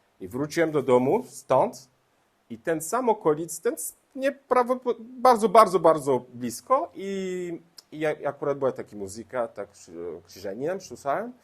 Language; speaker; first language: Polish; non-native, learner; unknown